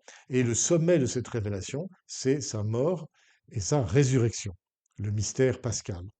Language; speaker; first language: French; native; French